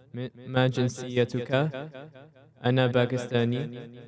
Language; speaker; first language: Arabic; non-native, learner; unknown